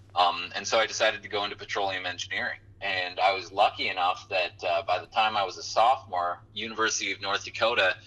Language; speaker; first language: English; native; English